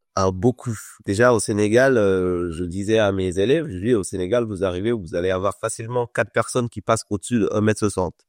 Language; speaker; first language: French; non-native, local second language; Wolof